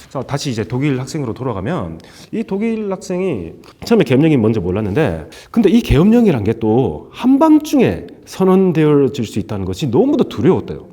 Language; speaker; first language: Korean; native; Korean